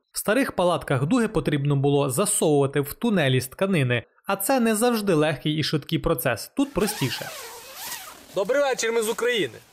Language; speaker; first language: Ukrainian; non-native, local second language; Russian